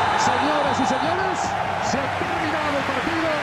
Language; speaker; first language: Spanish; native; Spanish